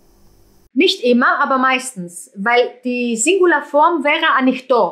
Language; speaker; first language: German; non-native, fluent; Greek